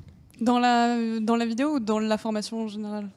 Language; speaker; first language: French; native; French